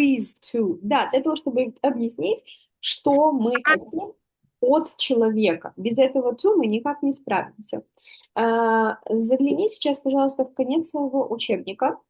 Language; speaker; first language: Russian; native; Russian